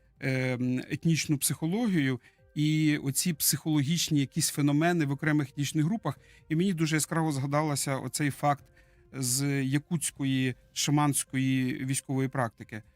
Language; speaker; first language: Ukrainian; native; Ukrainian